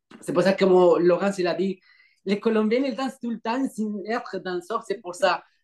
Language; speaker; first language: French; non-native, learner; Spanish